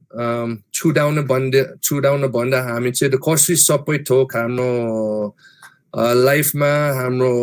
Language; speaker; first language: Nepali; non-native, fluent; English